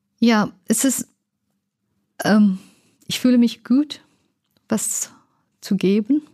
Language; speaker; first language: German; non-native, learner; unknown